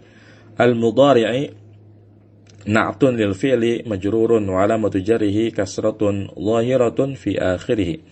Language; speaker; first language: Arabic; non-native, fluent; Indonesian